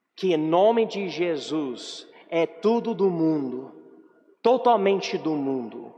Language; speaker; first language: Portuguese; non-native, fluent; English